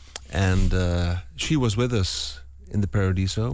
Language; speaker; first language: English; non-native, fluent; Dutch